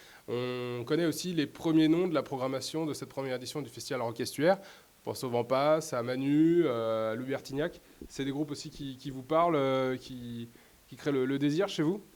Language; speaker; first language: French; native; French